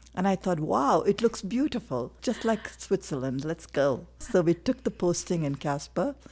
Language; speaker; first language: English; non-native, local second language; Tamil